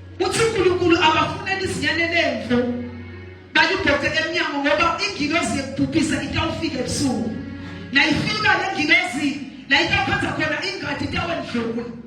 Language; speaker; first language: Zulu; non-native, local second language; Swati